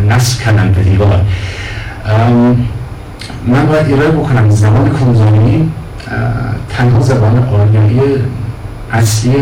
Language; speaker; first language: Persian; non-native, fluent; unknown